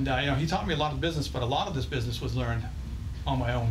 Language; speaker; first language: English; native; English